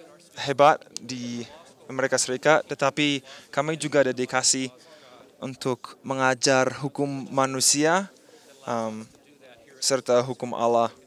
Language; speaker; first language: Indonesian; non-native, fluent; English